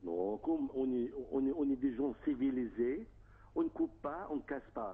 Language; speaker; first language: French; non-native, fluent; Arabic